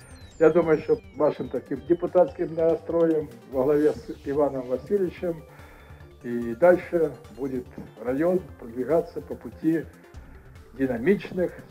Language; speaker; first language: Russian; native; Russian